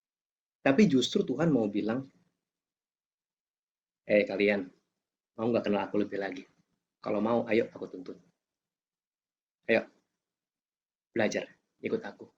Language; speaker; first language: Indonesian; native; Indonesian